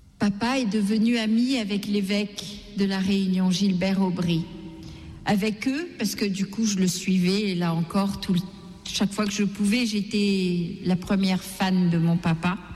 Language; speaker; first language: French; non-native, local second language; Gujarati